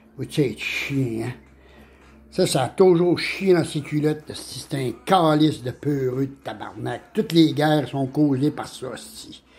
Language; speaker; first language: French; native; French